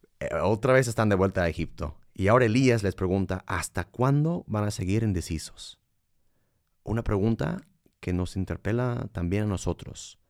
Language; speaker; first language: Spanish; non-native, fluent; English